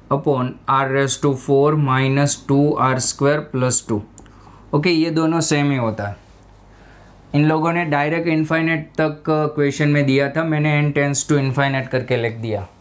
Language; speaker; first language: Hindi; non-native, local second language; Gujarati